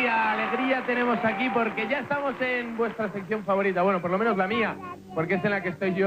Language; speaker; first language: Spanish; native; Spanish